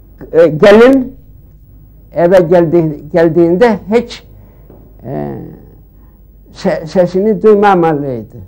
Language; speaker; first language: Turkish; early bilingual, heritage; Turkish